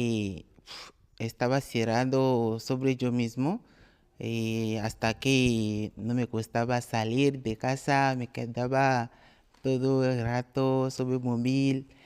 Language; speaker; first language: Spanish; non-native, learner; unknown